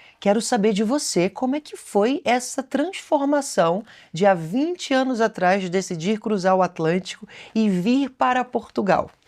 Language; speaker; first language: Portuguese; native; Portuguese